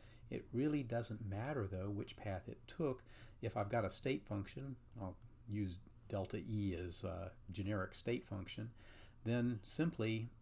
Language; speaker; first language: English; native; English